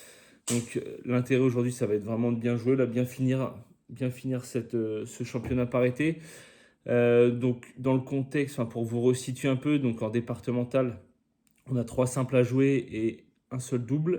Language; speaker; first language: French; native; French